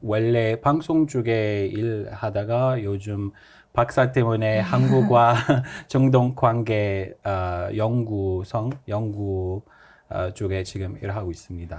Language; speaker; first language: Korean; non-native, fluent; Arabic